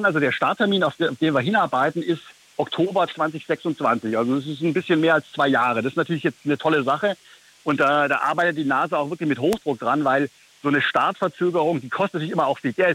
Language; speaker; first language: German; native; German